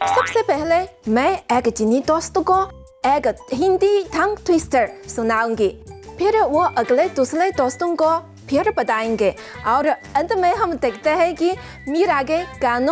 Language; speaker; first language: Hindi; non-native, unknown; Chinese